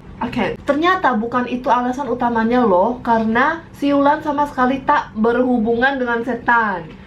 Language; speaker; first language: Indonesian; early bilingual, other home language; Korean